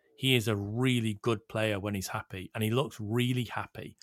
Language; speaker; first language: English; native; English